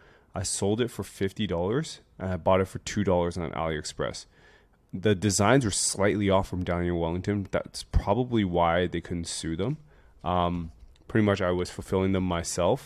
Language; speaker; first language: English; native; English